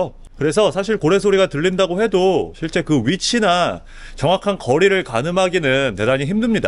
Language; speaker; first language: Korean; native; Korean